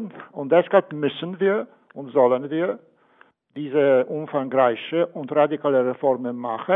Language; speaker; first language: German; non-native, fluent; Polish